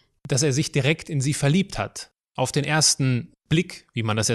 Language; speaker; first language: German; native; German